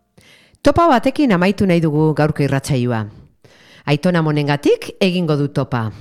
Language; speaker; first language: Basque; native; Basque